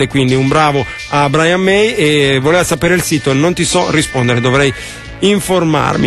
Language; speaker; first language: Italian; native; Italian